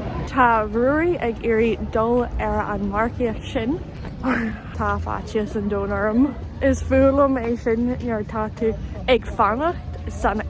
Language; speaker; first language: Irish; non-native, local second language; English